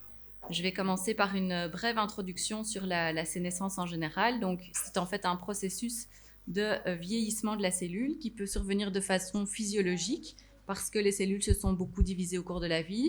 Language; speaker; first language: French; native; French